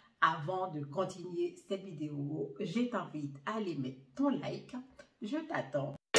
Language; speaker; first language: French; non-native, local second language; Haitian Creole